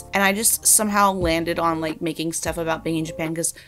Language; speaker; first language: English; native; English